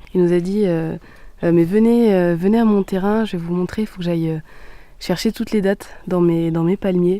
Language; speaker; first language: French; native; French